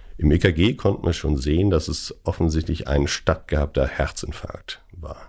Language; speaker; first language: German; native; German